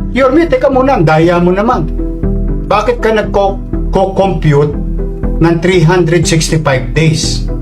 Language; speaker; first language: Filipino; native; Filipino